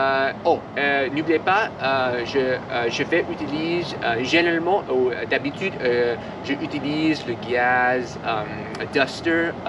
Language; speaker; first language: French; non-native, learner; English